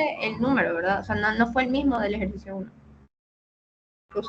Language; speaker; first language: Spanish; native; Spanish